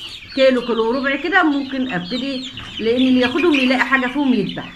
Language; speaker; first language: Arabic; native; Arabic